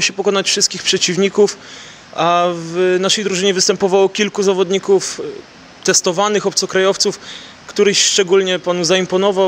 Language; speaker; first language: Polish; native; Polish